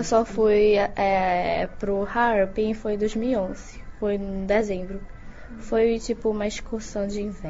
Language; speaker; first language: Portuguese; early bilingual, other home language; Chinese